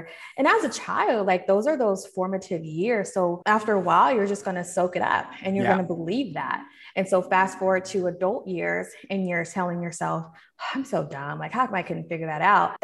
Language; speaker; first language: English; native; English